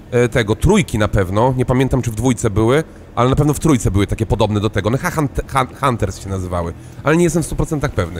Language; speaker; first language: Polish; native; Polish